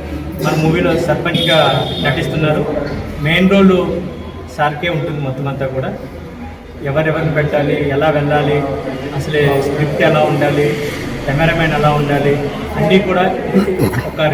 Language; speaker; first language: Telugu; native; Telugu